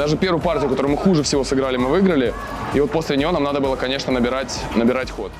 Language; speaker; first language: Russian; native; Russian